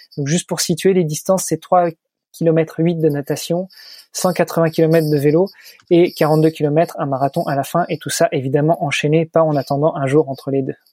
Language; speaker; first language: French; native; French